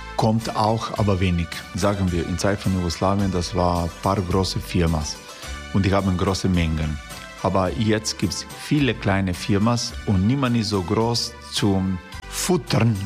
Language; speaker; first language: German; non-native, fluent; Croatian